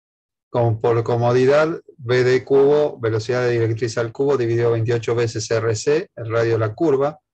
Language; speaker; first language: Spanish; native; Spanish